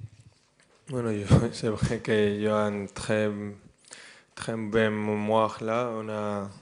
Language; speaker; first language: French; non-native, fluent; Spanish